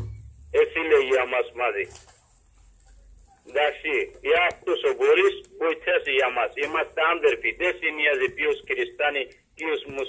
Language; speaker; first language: Greek; non-native, learner; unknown